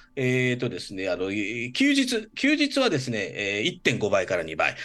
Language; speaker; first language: Japanese; native; Japanese